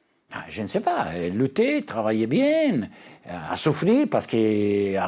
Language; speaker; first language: French; non-native, learner; Italian